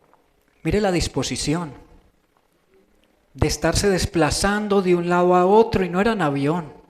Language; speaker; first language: Spanish; native; Spanish